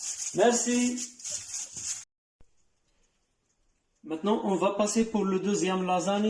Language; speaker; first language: French; non-native, learner; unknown